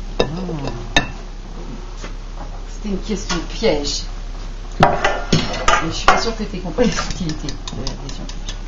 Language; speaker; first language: French; native; French